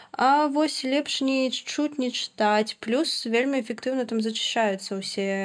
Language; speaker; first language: Belarusian; non-native, local second language; Russian